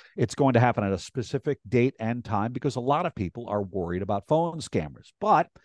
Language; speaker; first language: English; native; English